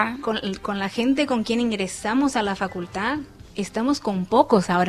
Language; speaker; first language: Spanish; non-native, fluent; Portuguese